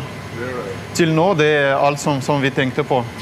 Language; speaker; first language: Norwegian; non-native, fluent; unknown